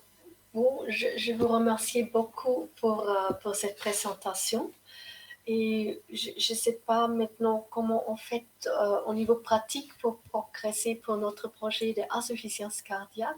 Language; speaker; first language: French; non-native, fluent; German